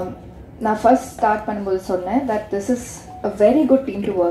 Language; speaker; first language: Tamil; non-native, learner; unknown